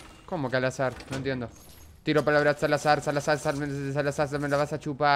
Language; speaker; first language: Spanish; native; Spanish